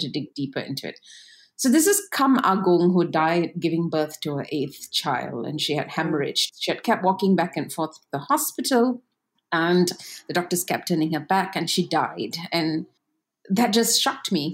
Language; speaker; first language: English; non-native, local second language; Tamil